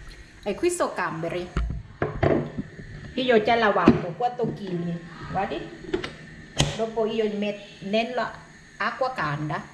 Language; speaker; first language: Italian; non-native, learner; Thai